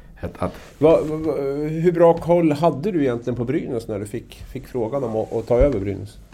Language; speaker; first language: Swedish; native; Swedish